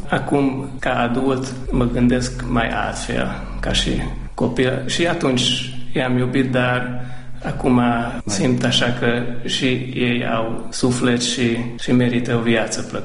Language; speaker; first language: Romanian; non-native, local second language; Hungarian